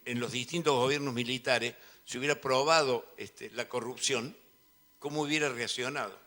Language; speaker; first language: Spanish; native; Spanish